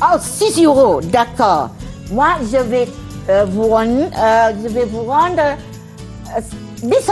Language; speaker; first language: French; non-native, fluent; Malay